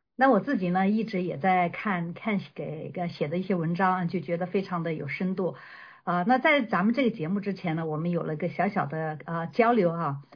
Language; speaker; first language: Chinese; native; Chinese